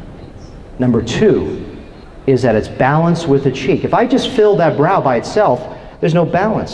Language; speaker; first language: English; native; English